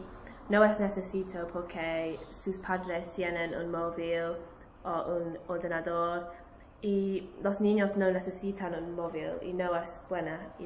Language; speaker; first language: Spanish; non-native, learner; English